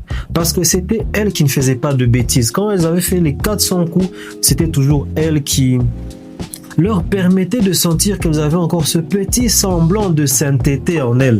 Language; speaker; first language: French; native; French